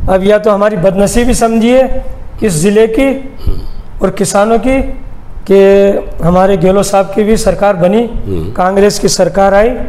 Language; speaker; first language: Hindi; native; Hindi